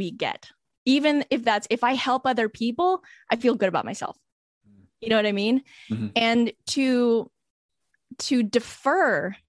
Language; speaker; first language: English; native; English